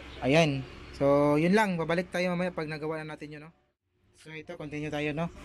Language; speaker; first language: Filipino; non-native, local second language; Cebuano